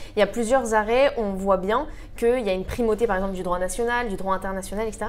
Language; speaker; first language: French; native; French